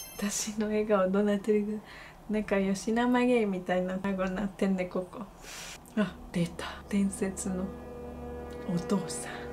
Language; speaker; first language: Japanese; non-native, fluent; Spanish